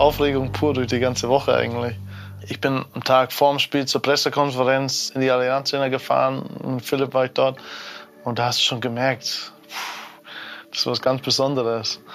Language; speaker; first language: German; native; German